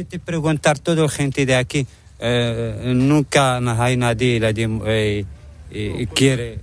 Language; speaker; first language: Spanish; non-native, learner; Arabic